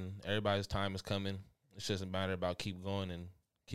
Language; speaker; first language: English; native; English